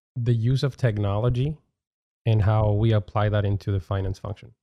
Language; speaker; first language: English; non-native, fluent; Spanish